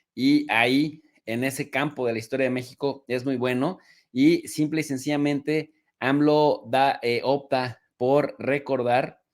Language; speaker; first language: Spanish; native; Spanish